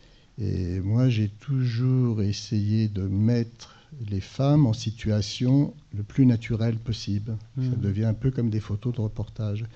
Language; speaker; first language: French; native; French